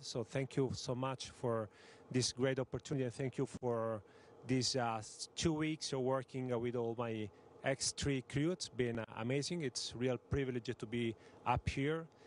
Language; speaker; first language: English; non-native, fluent; Italian